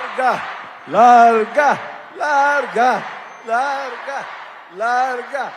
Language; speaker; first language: Filipino; native; Filipino